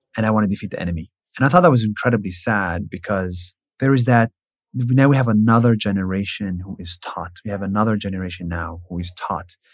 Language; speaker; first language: English; non-native, fluent; Hebrew